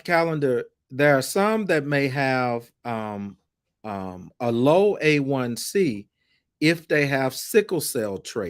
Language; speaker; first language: English; native; English